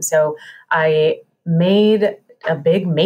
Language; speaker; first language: English; native; English